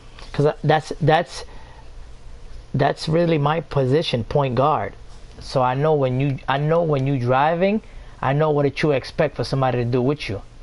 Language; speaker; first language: English; early bilingual, other home language; Spanish